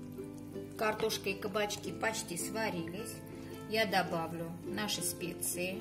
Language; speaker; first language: Russian; non-native, fluent; Armenian